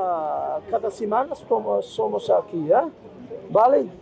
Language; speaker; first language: Spanish; non-native, fluent; Arabic